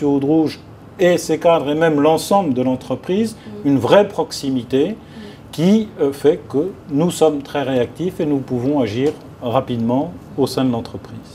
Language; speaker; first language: French; native; French